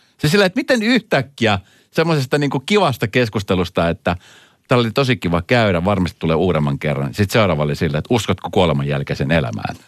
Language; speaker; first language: Finnish; non-native, fluent; Spanish